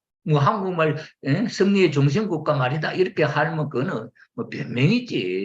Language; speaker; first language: Korean; native; Korean